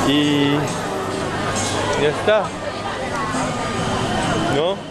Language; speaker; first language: Spanish; non-native, fluent; French